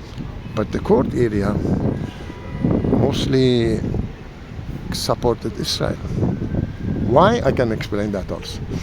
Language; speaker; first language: English; non-native, learner; Persian